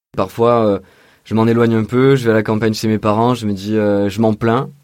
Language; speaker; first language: French; native; French